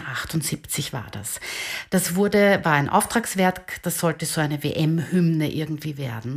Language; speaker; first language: German; native; German